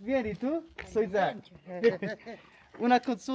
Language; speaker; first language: Spanish; non-native, learner; English